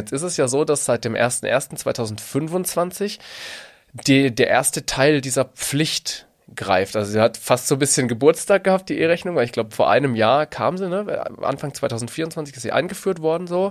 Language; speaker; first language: German; native; German